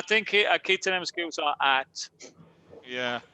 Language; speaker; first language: Spanish; non-native, learner; English